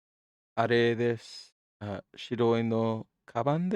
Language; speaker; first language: Japanese; non-native, learner; English